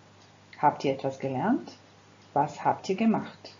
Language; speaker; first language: German; non-native, fluent; Croatian